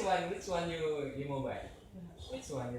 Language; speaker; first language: English; non-native, learner; Indonesian